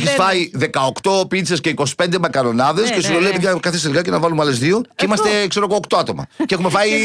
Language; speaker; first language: Greek; native; Greek